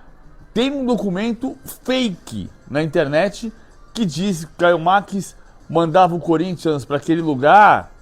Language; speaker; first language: Portuguese; native; Portuguese